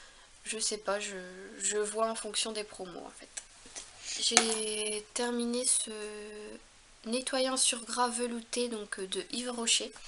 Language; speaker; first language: French; native; French